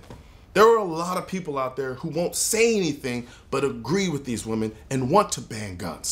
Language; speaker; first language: English; native; English